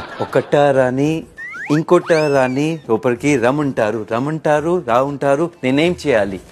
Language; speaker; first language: Telugu; non-native, learner; Hindi